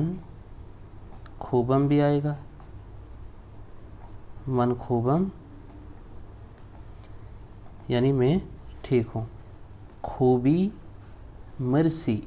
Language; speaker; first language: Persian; non-native, fluent; Urdu